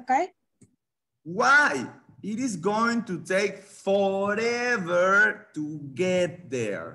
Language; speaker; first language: English; non-native, fluent; Spanish